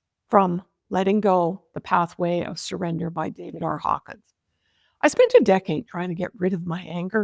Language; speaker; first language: English; native; English